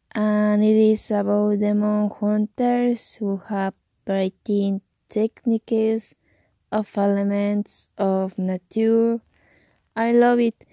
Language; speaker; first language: English; non-native, learner; Spanish